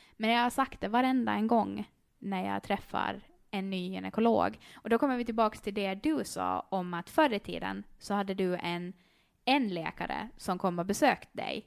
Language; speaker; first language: Swedish; native; Swedish